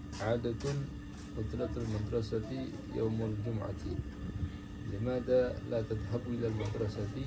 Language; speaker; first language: Arabic; non-native, learner; Indonesian